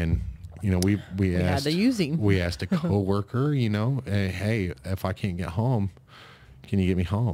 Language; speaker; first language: English; native; English